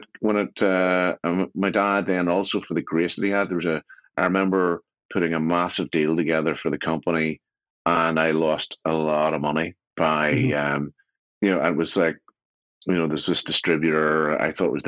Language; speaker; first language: English; native; English